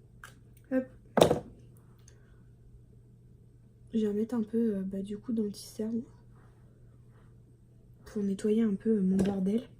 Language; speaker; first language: French; native; French